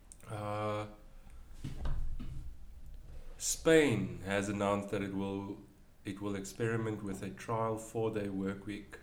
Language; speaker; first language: English; non-native, local second language; Afrikaans